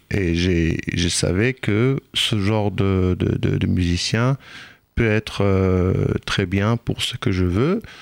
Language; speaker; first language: French; non-native, fluent; Hebrew